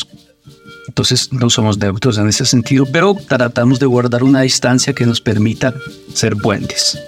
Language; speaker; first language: Spanish; native; Spanish